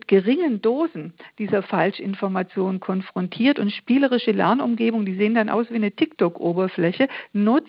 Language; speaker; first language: German; native; German